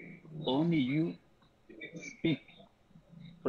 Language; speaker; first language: English; non-native, learner; Spanish